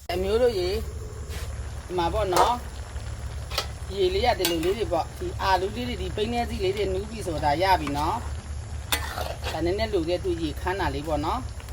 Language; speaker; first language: Burmese; non-native, local second language; Shan